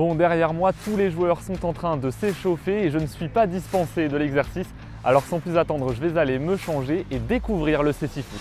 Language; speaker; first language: French; native; French